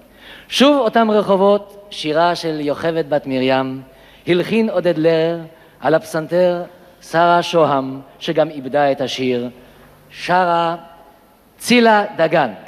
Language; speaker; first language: Hebrew; native; Hebrew